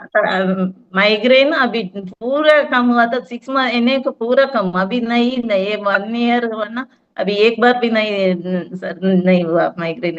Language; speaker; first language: Hindi; non-native, local second language; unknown